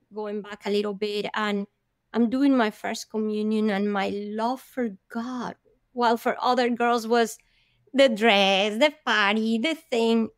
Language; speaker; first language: English; non-native, fluent; Spanish